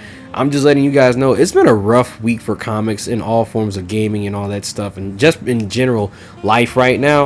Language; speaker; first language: English; native; English